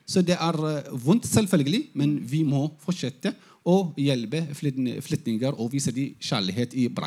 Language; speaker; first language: Norwegian; non-native, fluent; Arabic